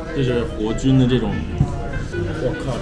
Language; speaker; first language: Chinese; early bilingual, heritage; Chinese